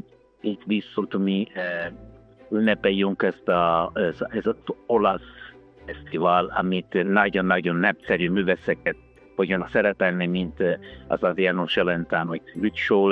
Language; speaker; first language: Hungarian; non-native, learner; Italian